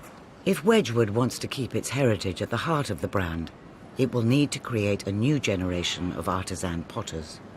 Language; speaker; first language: English; native; English